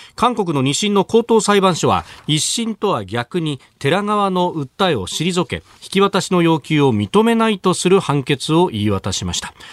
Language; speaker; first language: Japanese; native; Japanese